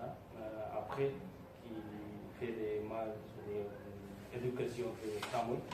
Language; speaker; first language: French; non-native, learner; Tamil